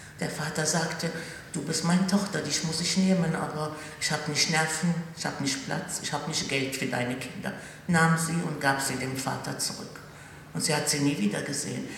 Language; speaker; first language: German; non-native, fluent; Arabic